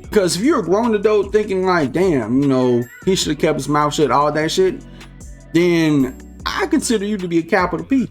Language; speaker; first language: English; native; English